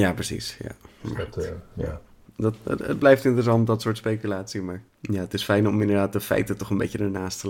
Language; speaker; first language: Dutch; native; Dutch